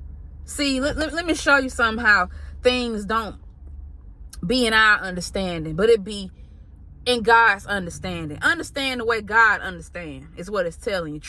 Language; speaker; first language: English; native; English